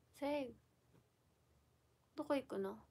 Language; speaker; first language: Japanese; non-native, learner; Filipino